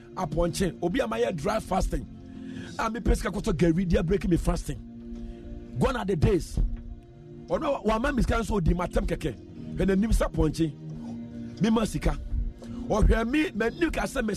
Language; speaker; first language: English; non-native, local second language; Akan